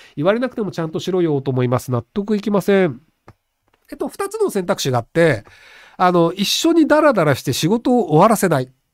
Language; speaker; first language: Japanese; native; Japanese